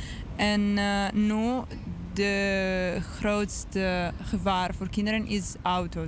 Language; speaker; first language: Dutch; non-native, learner; English